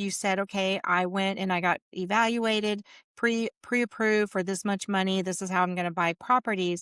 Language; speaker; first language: English; native; English